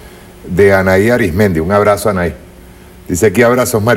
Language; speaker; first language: Spanish; native; Spanish